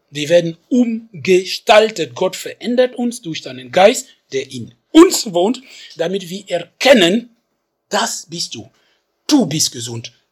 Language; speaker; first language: German; non-native, fluent; French